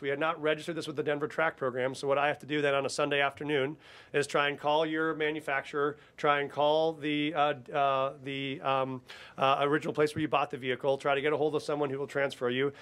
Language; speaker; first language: English; native; English